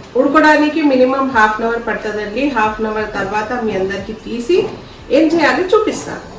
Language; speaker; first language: Telugu; non-native, local second language; Urdu